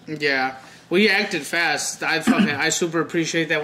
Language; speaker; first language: English; early bilingual, other home language; Spanish